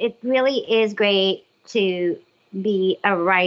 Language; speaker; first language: English; non-native, local second language; Cebuano